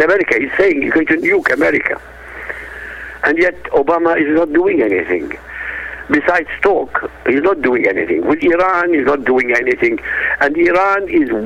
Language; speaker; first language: English; non-native, fluent; Arabic